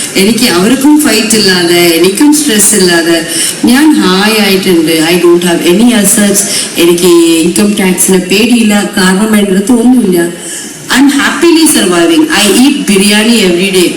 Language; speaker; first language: Malayalam; non-native, local second language; Tamil